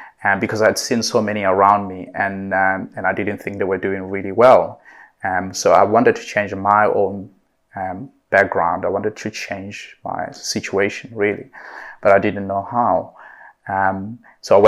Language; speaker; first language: English; non-native, local second language; Southern Sotho